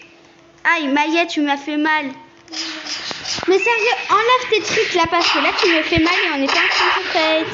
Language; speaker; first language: French; native; French